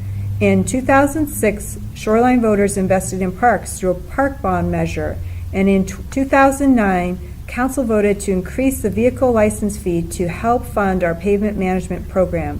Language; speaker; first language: English; native; English